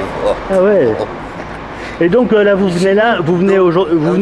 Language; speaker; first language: French; native; French